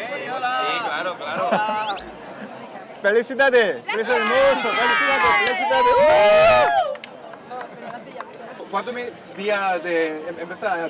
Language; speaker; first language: Spanish; non-native, learner; Korean